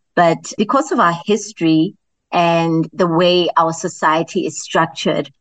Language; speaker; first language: English; non-native, local second language; Zulu